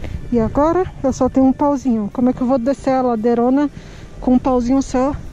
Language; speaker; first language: Portuguese; native; Portuguese